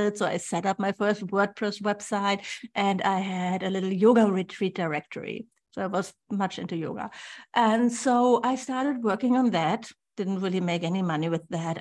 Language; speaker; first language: English; non-native, fluent; German